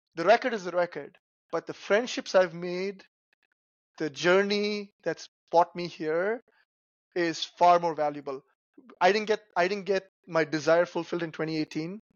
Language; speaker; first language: English; non-native, local second language; Tamil